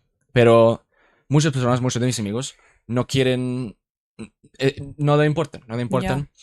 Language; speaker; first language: Spanish; non-native, learner; English